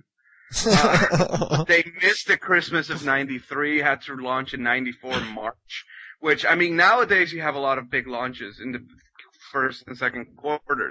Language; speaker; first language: English; non-native, fluent; Spanish